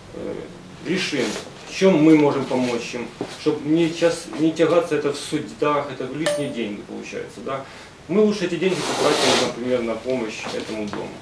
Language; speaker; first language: Russian; non-native, local second language; Ukrainian